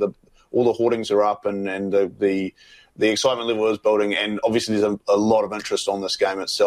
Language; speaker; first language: English; native; English